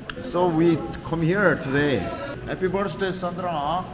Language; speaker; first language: English; non-native, learner; Korean